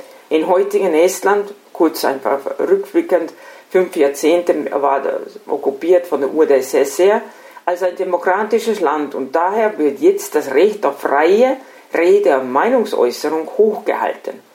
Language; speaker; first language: German; non-native, fluent; Estonian